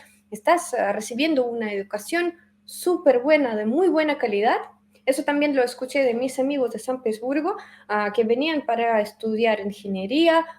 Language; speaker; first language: Spanish; non-native, fluent; Russian